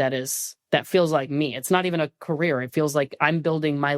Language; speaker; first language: English; native; English